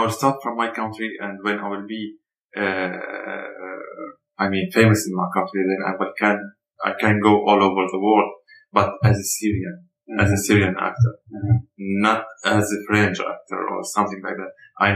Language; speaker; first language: English; non-native, learner; Arabic